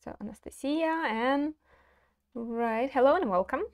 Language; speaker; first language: English; non-native, fluent; Ukrainian